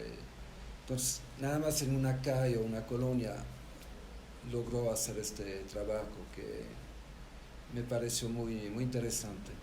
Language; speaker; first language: Spanish; non-native, fluent; French